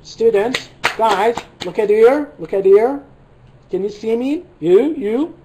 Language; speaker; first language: English; non-native, fluent; Persian